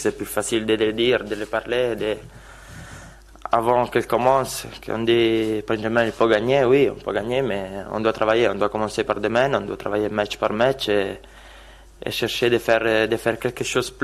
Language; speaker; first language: French; non-native, fluent; Italian